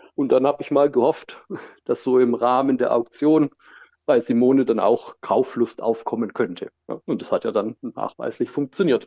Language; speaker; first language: German; native; German